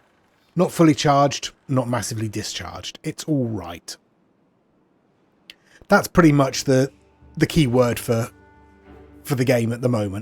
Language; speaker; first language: English; native; English